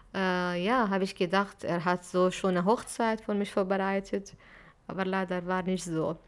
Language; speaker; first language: German; non-native, fluent; Arabic